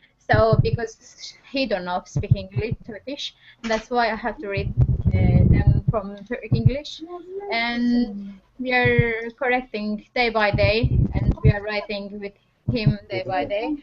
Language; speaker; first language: English; non-native, learner; Turkish